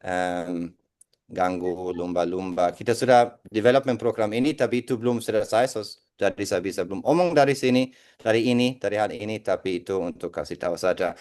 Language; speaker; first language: Indonesian; non-native, fluent; English